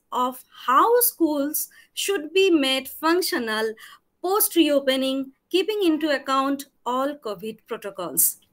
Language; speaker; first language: English; non-native, local second language; Bangla